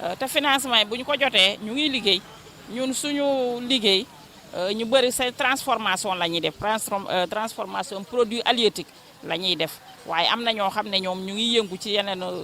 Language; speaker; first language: Wolof; non-native, local second language; Jola-Fonyi